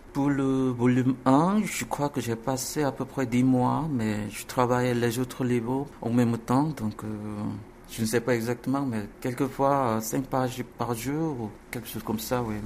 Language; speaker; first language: French; non-native, fluent; Korean